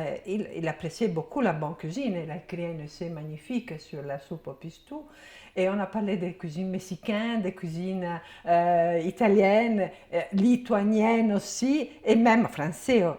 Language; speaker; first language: French; non-native, fluent; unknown